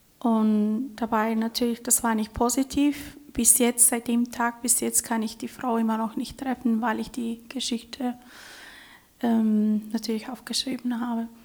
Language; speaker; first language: German; non-native, fluent; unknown